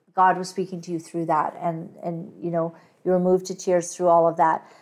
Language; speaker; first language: English; native; English